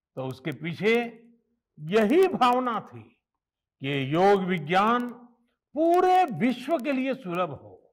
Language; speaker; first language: Hindi; non-native, local second language; Gujarati